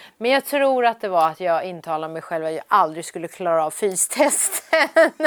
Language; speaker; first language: Swedish; early bilingual, other home language; Persian